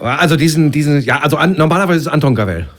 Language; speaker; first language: German; native; German